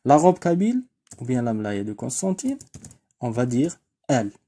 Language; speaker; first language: French; non-native, local second language; Arabic